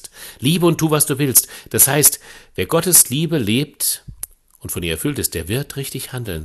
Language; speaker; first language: German; native; German